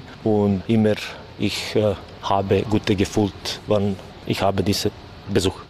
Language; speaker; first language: German; non-native, learner; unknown